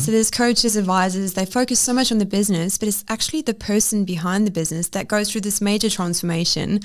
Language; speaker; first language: English; native; English